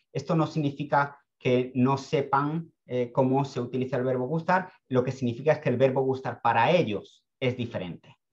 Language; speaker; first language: Spanish; native; Spanish